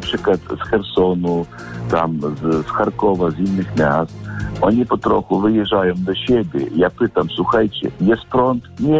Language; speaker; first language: Polish; non-native, local second language; Ukrainian